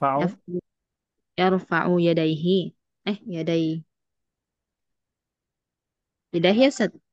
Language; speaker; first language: Arabic; non-native, learner; Indonesian